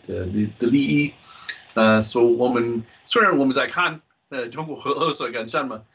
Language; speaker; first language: Chinese; non-native, fluent; English